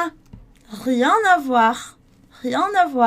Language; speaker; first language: French; non-native, fluent; Portuguese